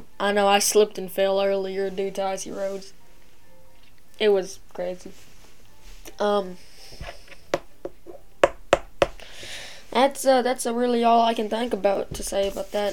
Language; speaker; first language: English; native; English